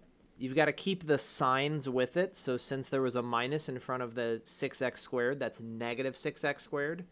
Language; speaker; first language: English; native; English